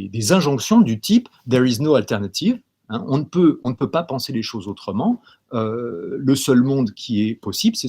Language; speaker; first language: French; native; French